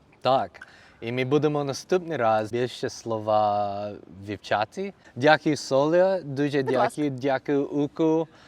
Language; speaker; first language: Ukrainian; non-native, learner; English